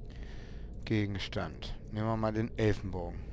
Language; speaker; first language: German; native; German